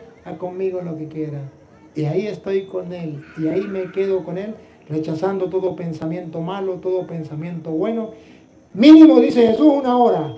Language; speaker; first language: Spanish; native; Spanish